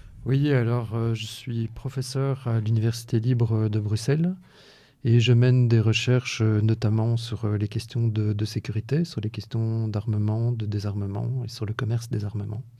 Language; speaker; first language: French; native; French